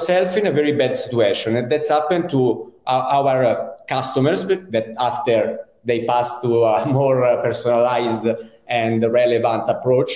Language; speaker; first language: English; non-native, fluent; Italian